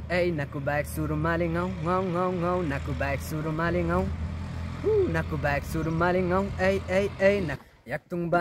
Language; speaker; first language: Nepali; non-native, local second language; Limbu